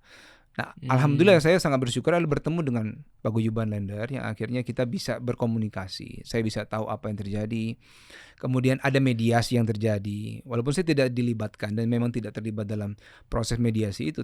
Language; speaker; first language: Indonesian; native; Indonesian